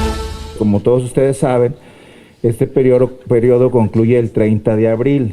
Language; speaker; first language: Spanish; native; Spanish